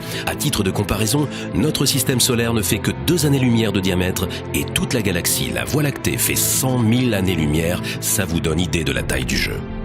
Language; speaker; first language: French; native; French